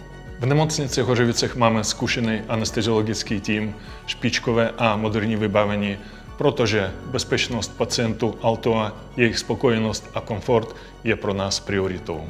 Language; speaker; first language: Czech; non-native, fluent; Russian